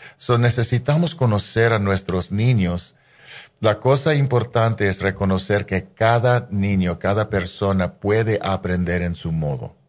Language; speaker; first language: Spanish; non-native, fluent; English